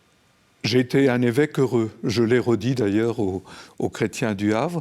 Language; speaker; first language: French; native; French